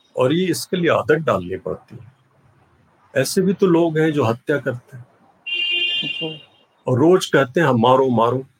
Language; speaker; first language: Hindi; non-native, local second language; Bhojpuri